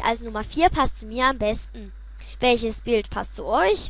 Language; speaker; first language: German; native; German